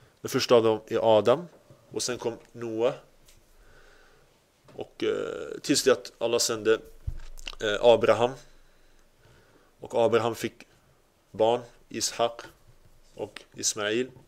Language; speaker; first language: Swedish; early bilingual, other home language; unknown